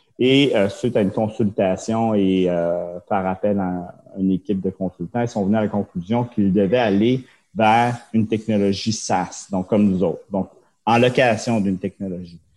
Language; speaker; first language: French; early bilingual, other home language; Japanese